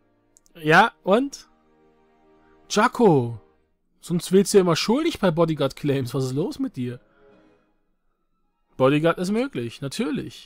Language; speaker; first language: German; native; German